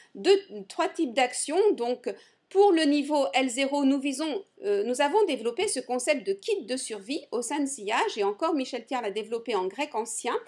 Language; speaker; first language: French; native; French